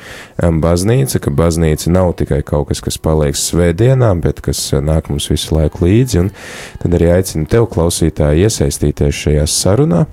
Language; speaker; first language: Latvian; native; Latvian